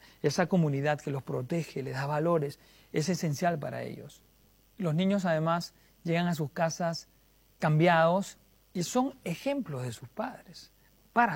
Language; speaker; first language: Spanish; native; Spanish